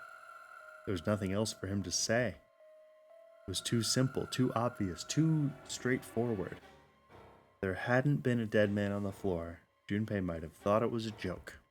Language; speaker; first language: English; native; English